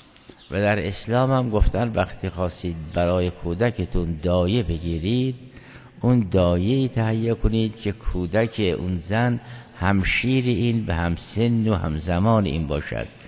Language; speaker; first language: Persian; native; Persian